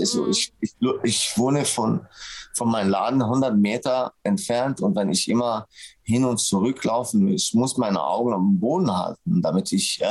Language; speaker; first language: German; non-native, fluent; Arabic